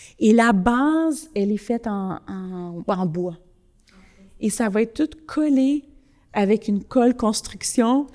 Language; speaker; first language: French; early bilingual, other home language; Spanish